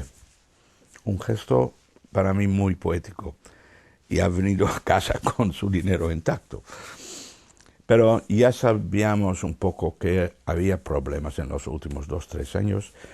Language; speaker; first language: Spanish; non-native, fluent; Dutch